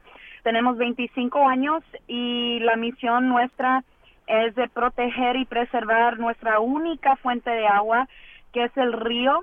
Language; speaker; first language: Spanish; early bilingual, heritage; Spanish